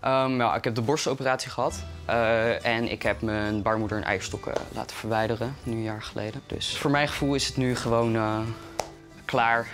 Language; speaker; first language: Dutch; native; Dutch